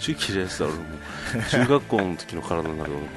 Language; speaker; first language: Japanese; native; Japanese